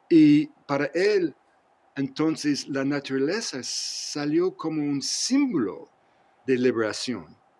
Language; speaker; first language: Spanish; non-native, fluent; English